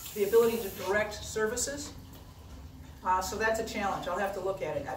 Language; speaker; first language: English; native; English